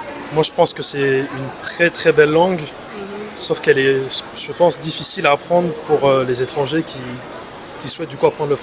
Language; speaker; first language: French; early bilingual, other home language; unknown